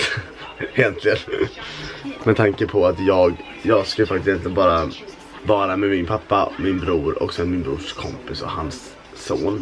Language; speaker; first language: Swedish; native; Swedish